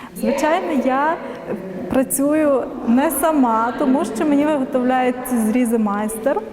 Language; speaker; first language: Ukrainian; native; Ukrainian